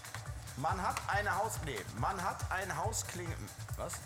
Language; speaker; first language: German; native; German